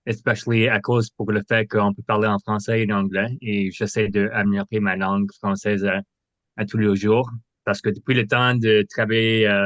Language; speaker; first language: French; non-native, local second language; English